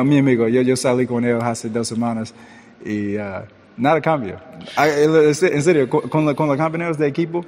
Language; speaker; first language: Spanish; early bilingual, heritage; English